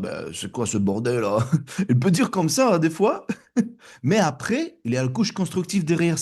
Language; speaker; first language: French; non-native, fluent; Russian